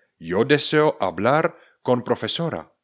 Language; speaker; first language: Spanish; non-native, fluent; Czech